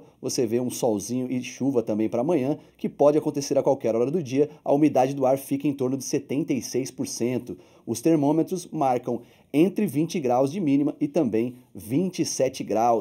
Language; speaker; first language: Portuguese; native; Portuguese